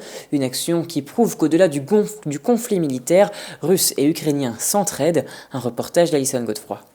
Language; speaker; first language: French; native; French